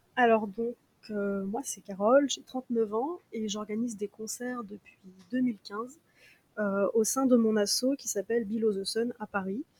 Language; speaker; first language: French; native; French